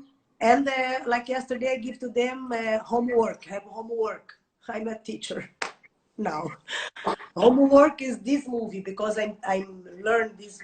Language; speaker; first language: English; non-native, learner; Portuguese